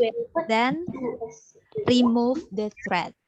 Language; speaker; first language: English; non-native, fluent; Indonesian